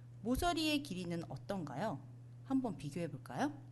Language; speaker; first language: Korean; native; Korean